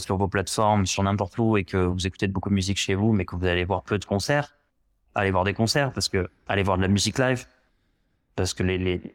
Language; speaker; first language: French; native; French